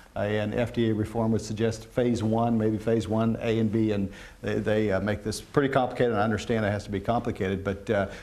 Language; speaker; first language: English; native; English